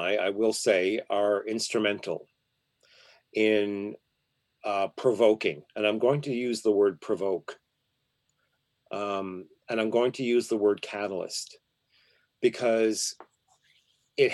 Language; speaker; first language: English; native; English